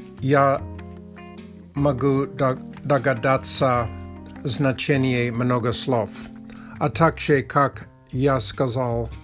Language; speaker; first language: Russian; non-native, learner; Czech